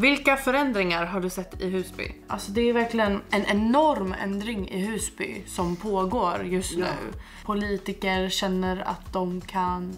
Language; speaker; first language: Swedish; native; Swedish